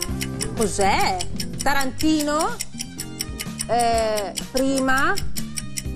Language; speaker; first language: Italian; native; Italian